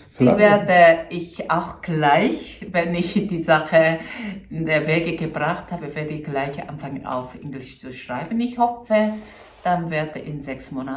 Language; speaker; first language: German; non-native, fluent; Korean